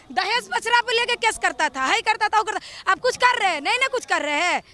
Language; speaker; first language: Hindi; native; Hindi